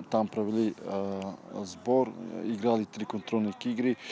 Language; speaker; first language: Russian; non-native, fluent; Serbian